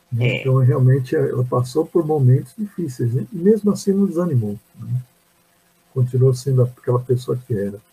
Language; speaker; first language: Portuguese; native; Portuguese